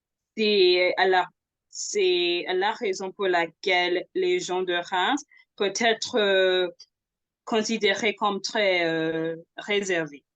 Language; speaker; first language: French; non-native, fluent; English